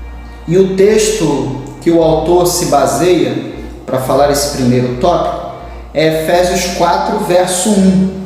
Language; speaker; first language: Portuguese; native; Portuguese